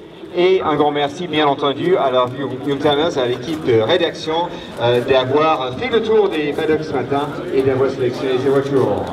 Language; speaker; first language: French; native; French